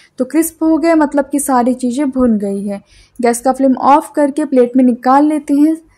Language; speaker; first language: Hindi; native; Hindi